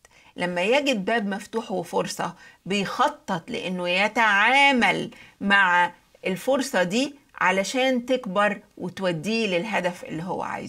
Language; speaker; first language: Arabic; native; Arabic